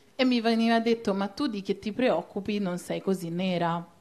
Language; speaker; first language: Italian; native; Italian